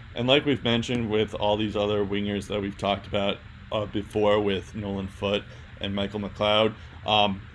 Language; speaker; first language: English; native; English